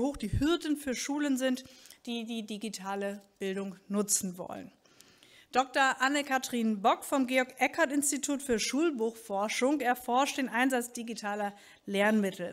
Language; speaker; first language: German; native; German